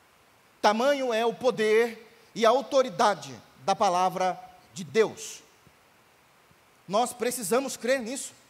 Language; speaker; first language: Portuguese; native; Portuguese